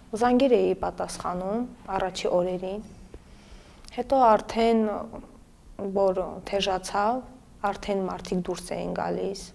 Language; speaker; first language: Armenian; native; Armenian